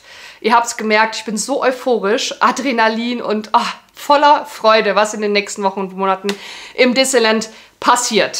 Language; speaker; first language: German; native; German